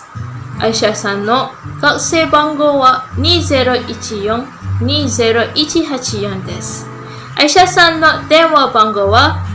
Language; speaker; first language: Japanese; non-native, learner; Malay